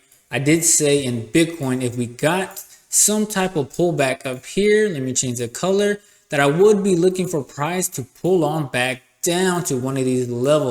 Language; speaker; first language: English; native; English